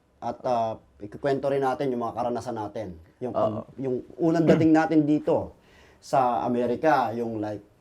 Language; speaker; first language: Filipino; native; Filipino